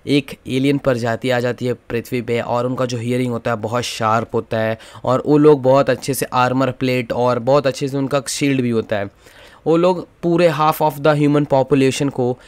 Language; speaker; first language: Hindi; native; Hindi